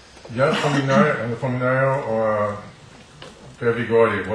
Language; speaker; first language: Russian; non-native, learner; English